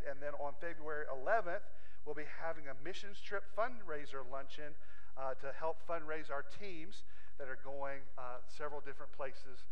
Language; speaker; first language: English; native; English